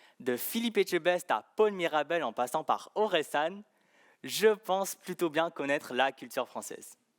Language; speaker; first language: French; early bilingual, other home language; Chinese